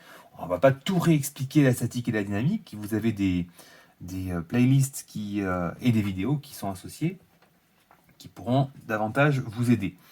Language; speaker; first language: French; native; French